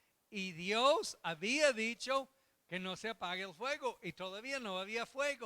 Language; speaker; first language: Spanish; non-native, fluent; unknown